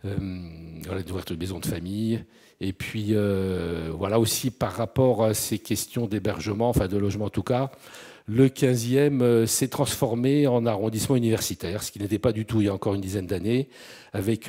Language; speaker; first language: French; native; French